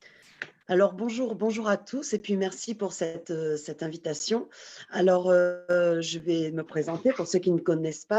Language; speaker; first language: French; native; French